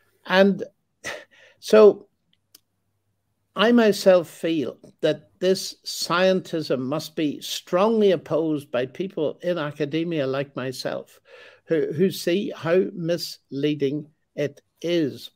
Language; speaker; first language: English; native; English